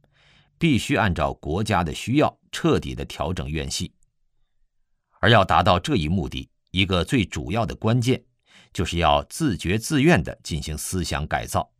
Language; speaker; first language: Chinese; native; Chinese